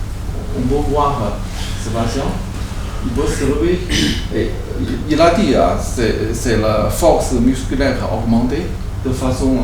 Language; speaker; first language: French; non-native, learner; Chinese